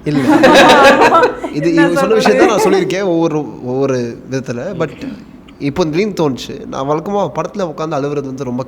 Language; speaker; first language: Tamil; native; Tamil